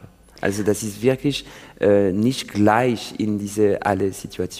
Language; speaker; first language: German; non-native, learner; French